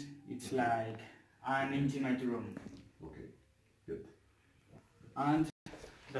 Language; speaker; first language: English; non-native, learner; Spanish